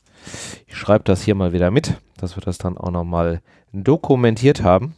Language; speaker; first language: German; native; German